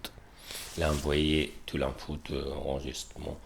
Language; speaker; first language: French; non-native, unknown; Arabic